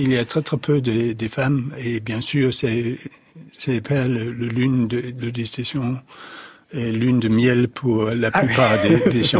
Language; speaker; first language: French; non-native, fluent; Danish